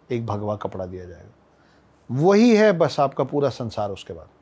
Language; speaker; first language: Hindi; native; Hindi